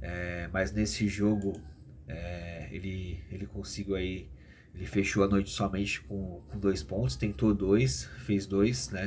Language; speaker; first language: Portuguese; native; Portuguese